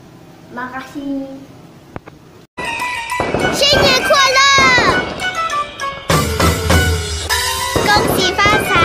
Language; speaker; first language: Chinese; non-native, learner; Indonesian